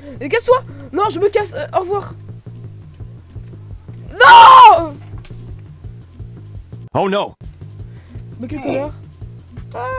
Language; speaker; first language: French; native; French